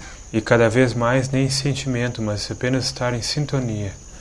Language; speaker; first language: Portuguese; native; Portuguese